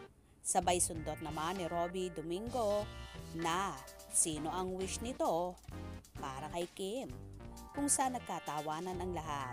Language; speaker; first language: Filipino; native; Filipino